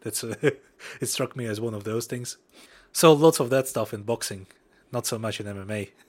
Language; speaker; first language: English; non-native, fluent; Russian